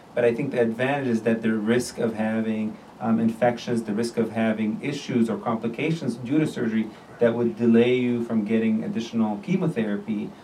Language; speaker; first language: English; non-native, fluent; Arabic